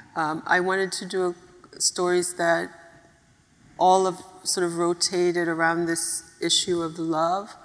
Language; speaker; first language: English; early bilingual, other home language; Haitian Creole